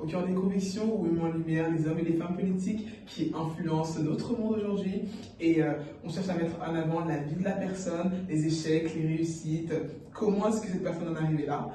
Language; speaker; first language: French; native; French